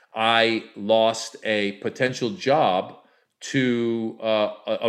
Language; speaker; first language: English; native; English